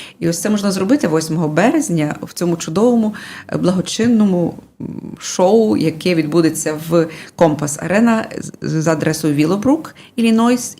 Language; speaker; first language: Ukrainian; native; Ukrainian